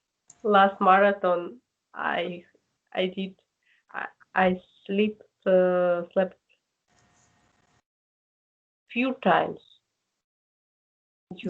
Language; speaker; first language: English; non-native, learner; Russian